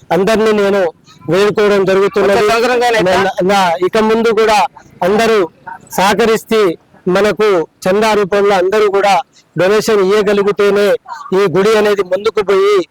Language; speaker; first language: Telugu; non-native, local second language; Lambadi